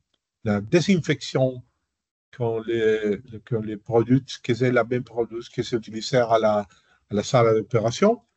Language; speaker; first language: French; non-native, learner; Spanish